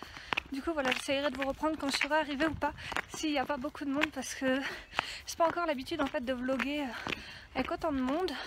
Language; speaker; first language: French; native; French